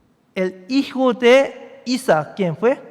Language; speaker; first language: Spanish; non-native, fluent; Korean